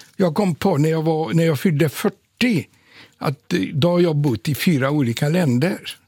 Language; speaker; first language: Swedish; non-native, fluent; Polish